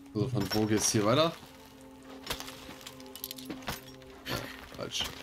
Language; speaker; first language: German; native; German